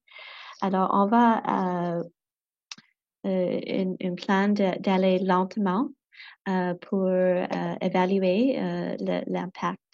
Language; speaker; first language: French; non-native, local second language; English